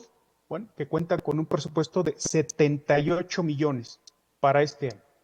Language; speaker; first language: Spanish; native; Spanish